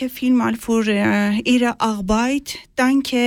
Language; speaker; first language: German; non-native, learner; Persian